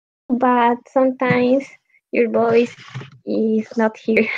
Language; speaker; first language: English; non-native, learner; Spanish